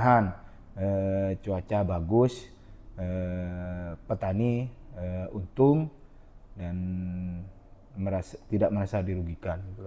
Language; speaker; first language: Indonesian; non-native, local second language; Madurese